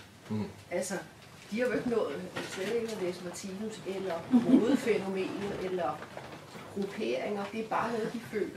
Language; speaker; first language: Danish; native; Danish